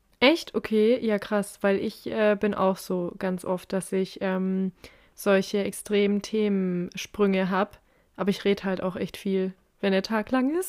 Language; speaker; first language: German; native; German